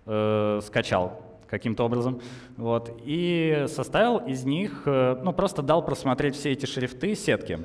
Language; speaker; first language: Russian; native; Russian